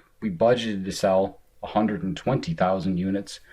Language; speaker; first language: English; native; English